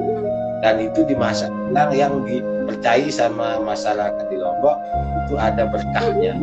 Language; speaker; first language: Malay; non-native, local second language; Sasak